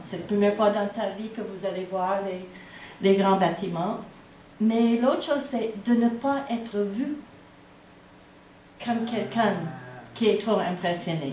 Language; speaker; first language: French; non-native, fluent; English